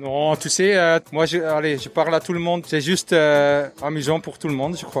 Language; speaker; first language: French; non-native, local second language; Dutch